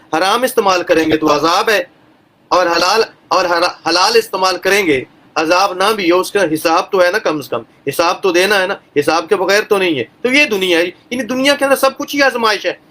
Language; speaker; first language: Urdu; non-native, local second language; Punjabi